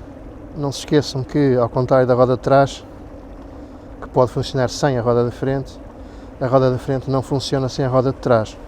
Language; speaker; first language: Portuguese; native; Portuguese